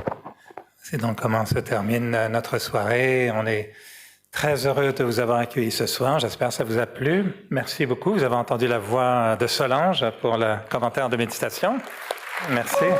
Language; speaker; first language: French; native; French